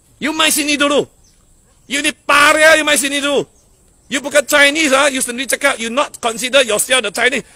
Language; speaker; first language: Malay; non-native, local second language; Chinese